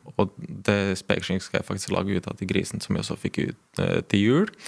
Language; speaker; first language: Norwegian; non-native, fluent; Latvian